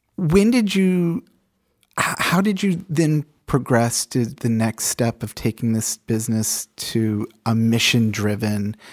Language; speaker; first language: English; native; English